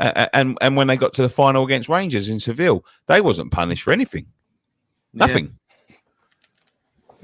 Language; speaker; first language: English; native; English